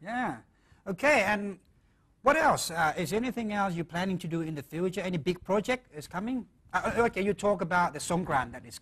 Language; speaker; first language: English; non-native, fluent; Thai